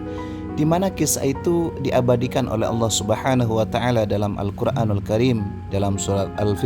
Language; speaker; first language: Indonesian; native; Indonesian